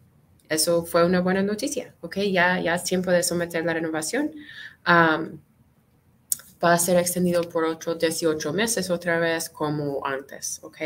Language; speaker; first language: Spanish; non-native, fluent; English